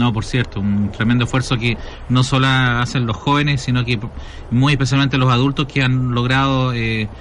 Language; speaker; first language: Spanish; native; Spanish